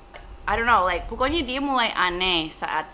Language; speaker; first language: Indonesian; non-native, fluent; English